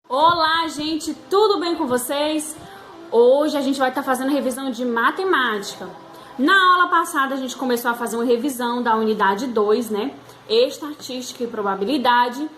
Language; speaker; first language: Portuguese; native; Portuguese